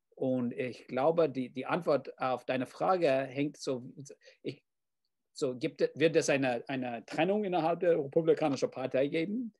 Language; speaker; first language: German; non-native, fluent; English